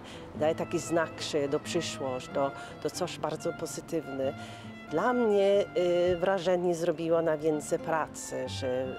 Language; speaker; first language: Polish; non-native, learner; Norwegian